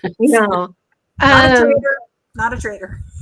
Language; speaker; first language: English; native; English